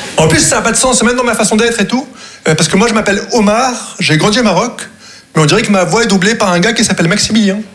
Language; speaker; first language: French; non-native, local second language; Arabic